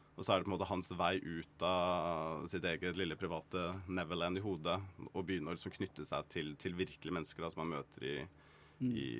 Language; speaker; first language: Norwegian; native; Norwegian